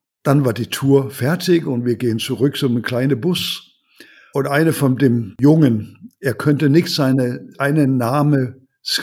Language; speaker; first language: German; non-native, learner; Danish